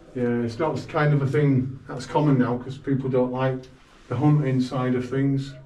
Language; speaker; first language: English; native; English